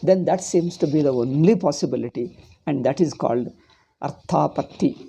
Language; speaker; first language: English; non-native, local second language; Kannada